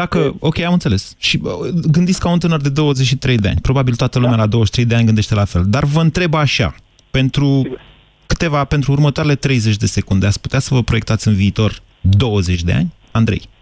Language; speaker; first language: Romanian; native; Romanian